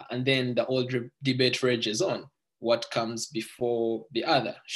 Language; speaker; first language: English; non-native, local second language; Ganda